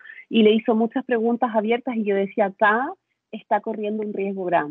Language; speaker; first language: Spanish; native; Spanish